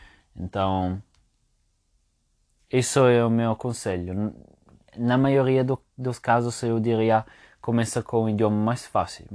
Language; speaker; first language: Portuguese; non-native, fluent; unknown